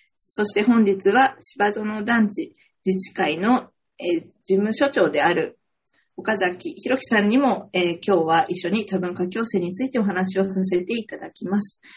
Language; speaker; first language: Japanese; native; Japanese